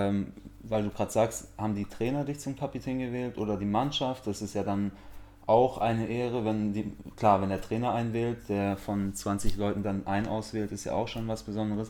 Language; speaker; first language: German; native; German